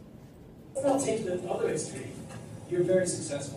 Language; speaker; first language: English; native; English